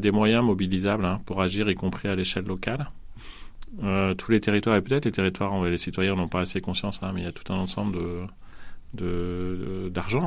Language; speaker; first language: French; native; French